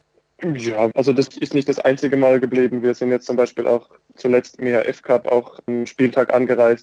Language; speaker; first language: German; native; German